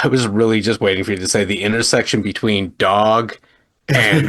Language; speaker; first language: English; native; English